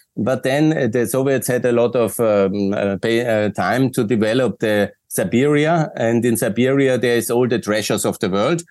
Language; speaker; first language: English; non-native, fluent; German